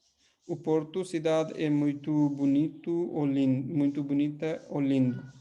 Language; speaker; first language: Portuguese; non-native, fluent; Hindi